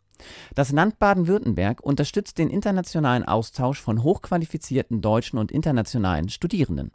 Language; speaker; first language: German; native; German